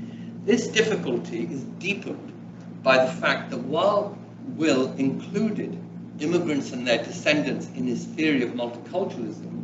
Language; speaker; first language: English; early bilingual, other home language; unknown